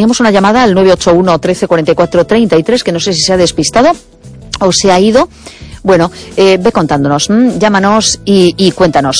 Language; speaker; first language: Spanish; native; Spanish